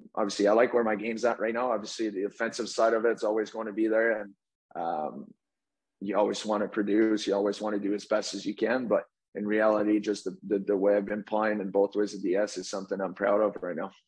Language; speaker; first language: English; native; English